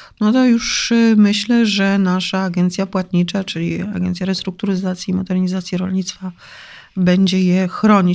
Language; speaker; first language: Polish; native; Polish